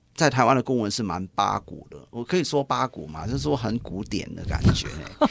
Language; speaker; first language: Chinese; non-native, local second language; Cantonese